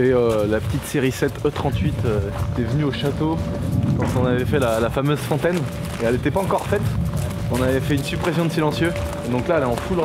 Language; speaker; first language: French; native; French